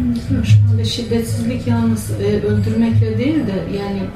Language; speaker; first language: Turkish; early bilingual, heritage; Turkish